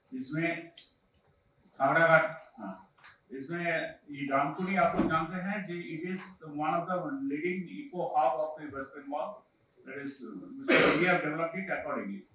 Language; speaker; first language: Hindi; native; Hindi